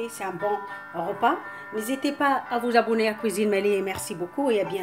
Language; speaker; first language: French; non-native, local second language; Arabic